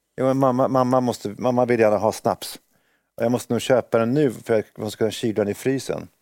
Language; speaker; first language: Swedish; native; Swedish